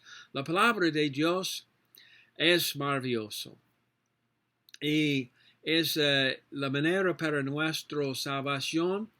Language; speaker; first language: Spanish; non-native, learner; English